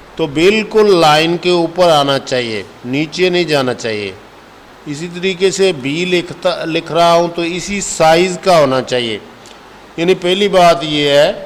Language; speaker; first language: Urdu; non-native, local second language; Punjabi